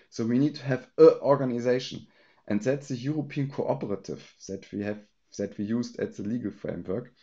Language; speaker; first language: English; non-native, fluent; German